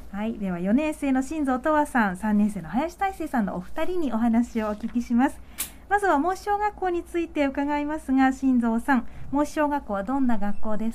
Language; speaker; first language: Japanese; native; Japanese